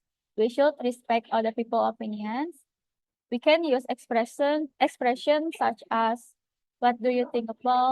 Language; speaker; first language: English; non-native, fluent; Indonesian